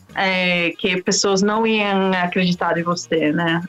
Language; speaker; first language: Portuguese; non-native, fluent; English